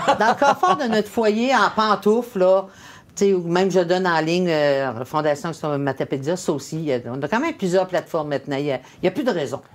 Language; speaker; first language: French; native; French